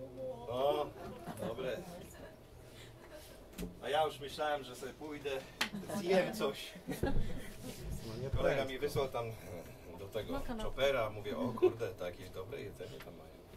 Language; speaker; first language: Polish; native; Polish